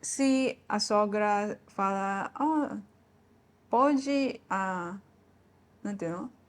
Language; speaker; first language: Portuguese; non-native, learner; Japanese